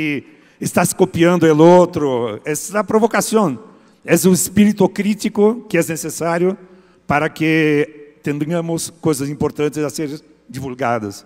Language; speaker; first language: Spanish; non-native, fluent; Portuguese